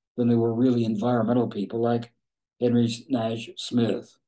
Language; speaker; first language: English; native; English